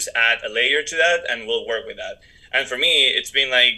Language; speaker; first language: English; non-native, fluent; Spanish